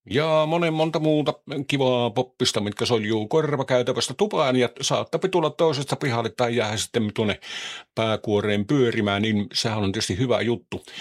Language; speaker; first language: Finnish; native; Finnish